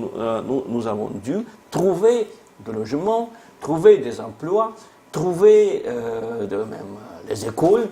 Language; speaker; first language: French; non-native, fluent; Russian